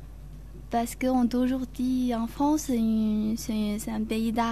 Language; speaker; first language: French; non-native, learner; Chinese